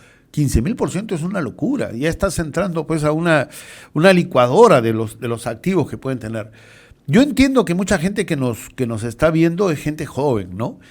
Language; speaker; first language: Spanish; native; Spanish